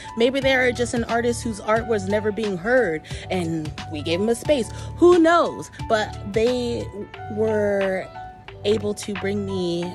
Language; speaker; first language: English; native; English